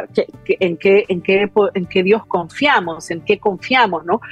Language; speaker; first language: Spanish; native; Spanish